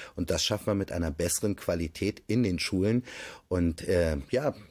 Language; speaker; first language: German; native; German